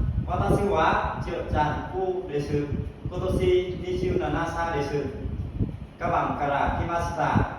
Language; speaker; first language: Japanese; non-native, learner; Vietnamese